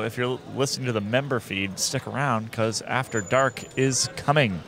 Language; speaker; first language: English; native; English